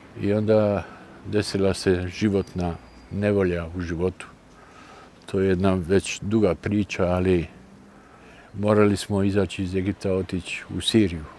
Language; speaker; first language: Bosnian; early bilingual, heritage; Bosnian